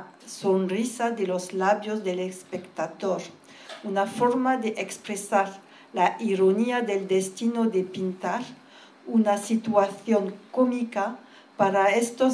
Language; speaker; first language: Spanish; early bilingual, heritage; French